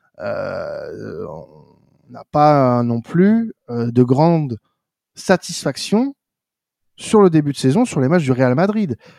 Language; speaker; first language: French; native; French